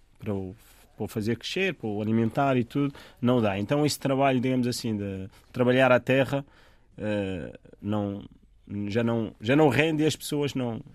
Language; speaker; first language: Portuguese; non-native, fluent; Arabic